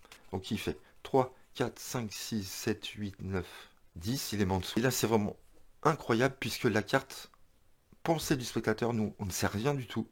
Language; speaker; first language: French; native; French